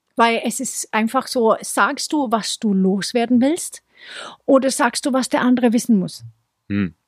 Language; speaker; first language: German; non-native, fluent; Swedish